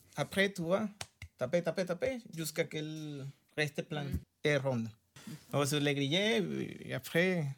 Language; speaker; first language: French; non-native, learner; Spanish